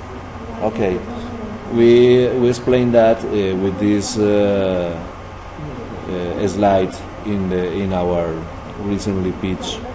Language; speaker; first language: English; non-native, learner; Spanish